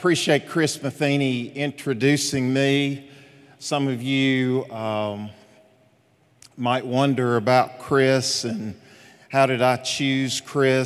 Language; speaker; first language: English; native; English